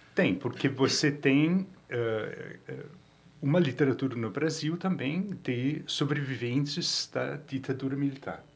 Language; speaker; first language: Portuguese; non-native, fluent; Danish